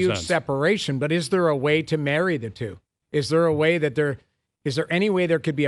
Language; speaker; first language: English; native; English